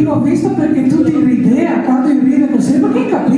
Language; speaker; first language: Italian; non-native, local second language; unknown